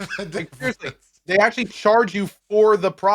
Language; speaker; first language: English; native; English